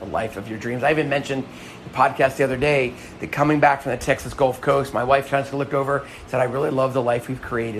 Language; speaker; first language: English; native; English